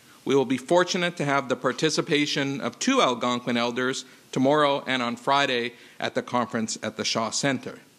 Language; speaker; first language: English; native; English